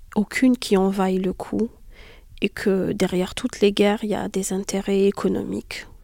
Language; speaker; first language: French; non-native, local second language; Arabic